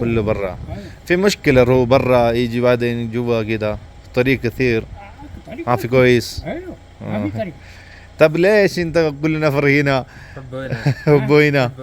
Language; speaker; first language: Arabic; non-native, learner; Malayalam